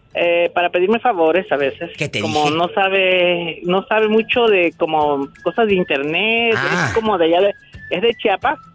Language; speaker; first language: Spanish; native; Spanish